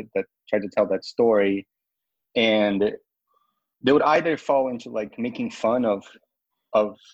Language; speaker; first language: English; non-native, fluent; Portuguese